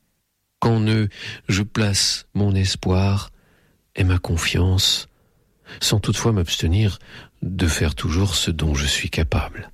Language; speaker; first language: French; native; French